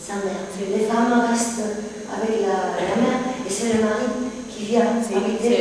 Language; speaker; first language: French; non-native, fluent; Spanish